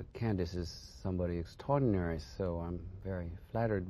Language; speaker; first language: English; non-native, fluent; French